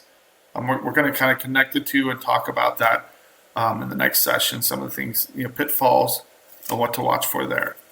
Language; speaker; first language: English; native; English